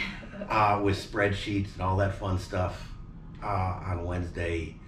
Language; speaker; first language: English; native; English